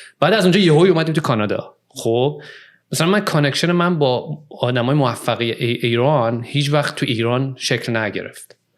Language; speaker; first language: Persian; native; Persian